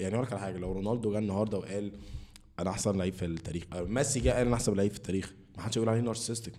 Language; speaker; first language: Arabic; early bilingual, heritage; Arabic